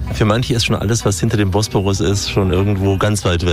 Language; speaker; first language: German; native; German